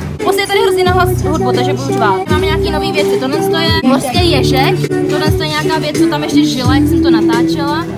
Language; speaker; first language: Czech; early bilingual, other home language; Vietnamese